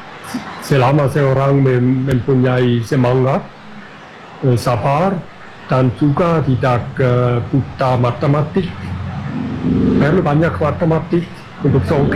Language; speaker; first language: Indonesian; non-native, fluent; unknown